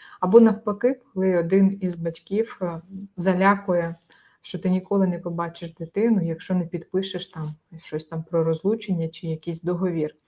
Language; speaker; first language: Ukrainian; native; Ukrainian